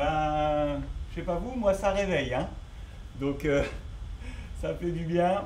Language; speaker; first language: French; native; French